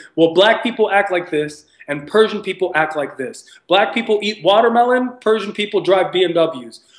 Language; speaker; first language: English; early bilingual, other home language; Persian